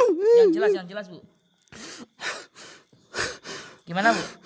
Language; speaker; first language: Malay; non-native, local second language; Javanese